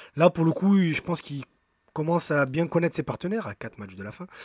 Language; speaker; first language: French; native; French